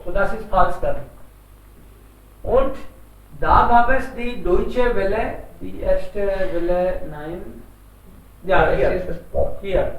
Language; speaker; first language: German; non-native, fluent; Hindi